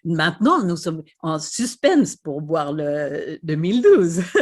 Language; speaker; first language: French; non-native, fluent; Swedish